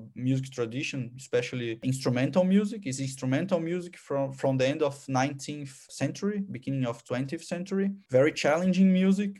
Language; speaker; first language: English; non-native, fluent; Portuguese